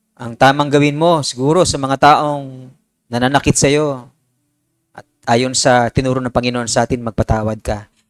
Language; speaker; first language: Filipino; native; Filipino